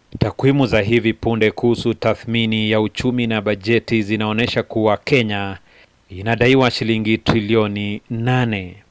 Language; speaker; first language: Swahili; native; Swahili